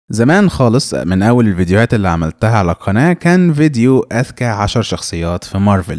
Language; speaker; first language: Arabic; native; Arabic